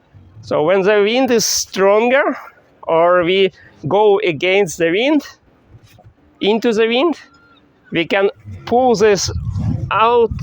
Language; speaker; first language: English; non-native, fluent; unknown